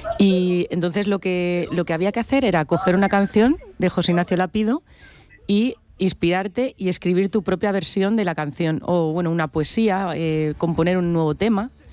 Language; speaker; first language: Spanish; native; Spanish